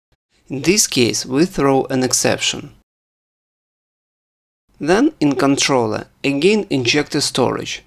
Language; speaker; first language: English; non-native, fluent; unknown